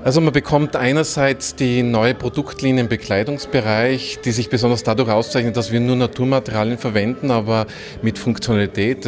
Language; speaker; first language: German; native; German